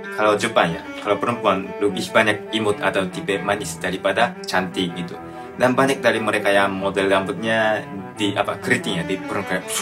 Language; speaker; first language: Indonesian; non-native, fluent; Japanese